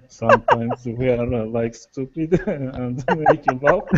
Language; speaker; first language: English; non-native, learner; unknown